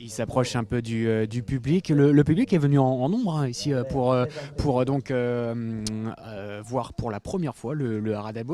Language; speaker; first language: French; native; French